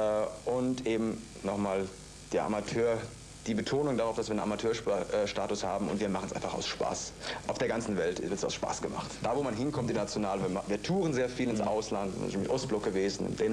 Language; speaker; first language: German; native; German